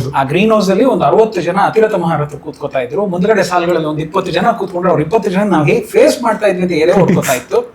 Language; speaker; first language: Kannada; native; Kannada